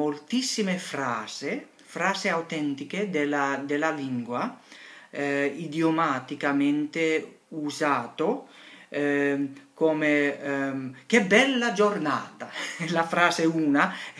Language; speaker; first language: Italian; non-native, learner; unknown